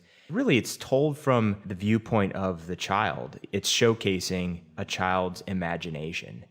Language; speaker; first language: English; native; English